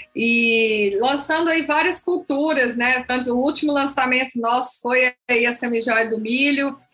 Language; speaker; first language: Portuguese; native; Portuguese